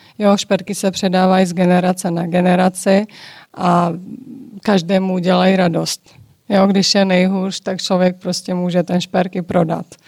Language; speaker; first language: Czech; early bilingual, other home language; Georgian